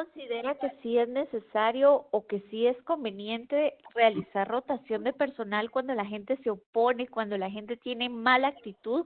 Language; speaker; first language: Spanish; native; Spanish